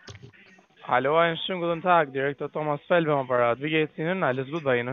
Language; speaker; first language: German; non-native, learner; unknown